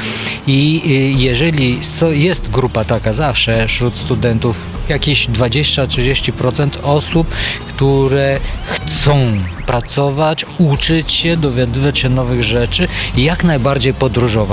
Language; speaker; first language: Polish; non-native, fluent; Bulgarian